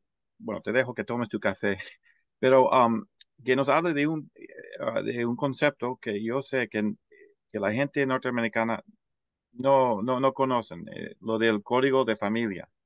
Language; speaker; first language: Spanish; non-native, fluent; English